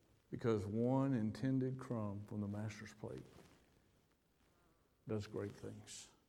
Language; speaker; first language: English; native; English